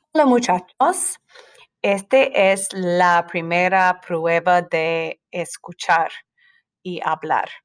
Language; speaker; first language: Spanish; non-native, fluent; English